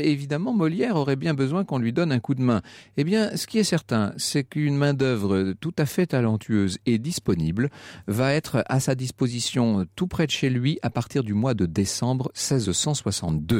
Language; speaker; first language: French; native; French